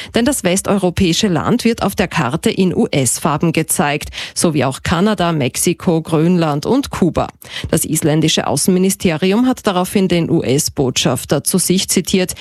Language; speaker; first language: German; native; German